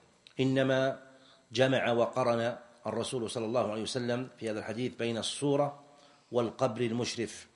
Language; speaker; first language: Arabic; native; Arabic